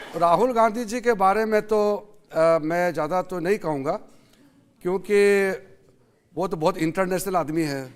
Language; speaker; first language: Hindi; non-native, local second language; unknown